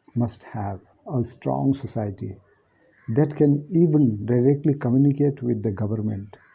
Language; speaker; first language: English; non-native, local second language; Nepali